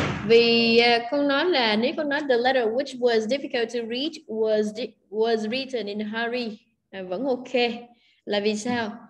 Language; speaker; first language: English; non-native, fluent; Vietnamese